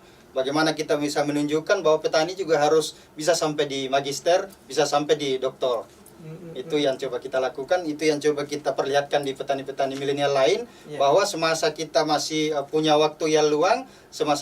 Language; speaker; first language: Indonesian; native; Indonesian